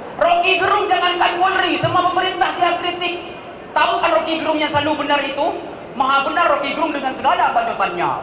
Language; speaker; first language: Indonesian; non-native, local second language; Madurese